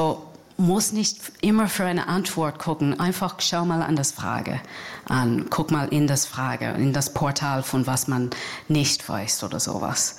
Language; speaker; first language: German; non-native, learner; English